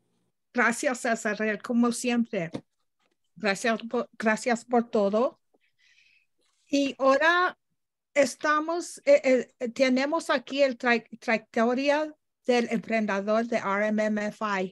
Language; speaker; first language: Spanish; non-native, learner; English